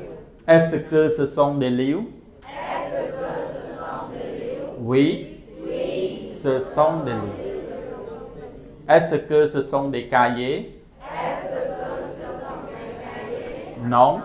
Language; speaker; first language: French; non-native, fluent; Khmer